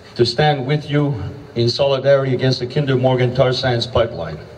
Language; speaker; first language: English; native; English